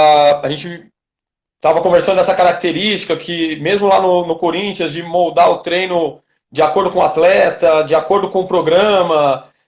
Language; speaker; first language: Portuguese; native; Portuguese